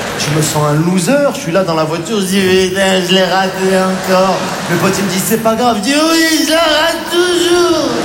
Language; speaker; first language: French; native; French